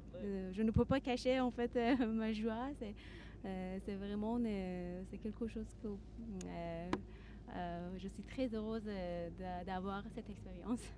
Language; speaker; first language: French; non-native, learner; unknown